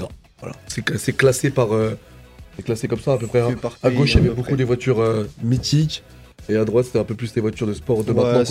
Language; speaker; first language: French; native; French